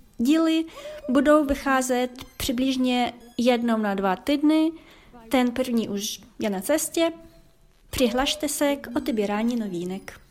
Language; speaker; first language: Czech; non-native, fluent; Ukrainian